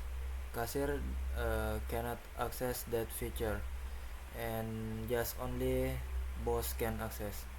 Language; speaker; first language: English; non-native, learner; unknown